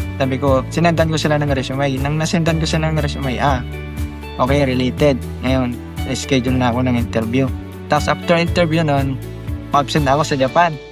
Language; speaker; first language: Filipino; non-native, local second language; Iloko